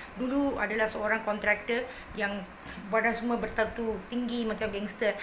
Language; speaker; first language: Malay; non-native, local second language; Tamil